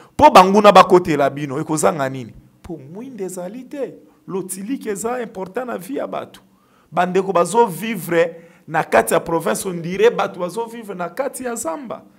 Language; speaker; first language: Lingala; native; Lingala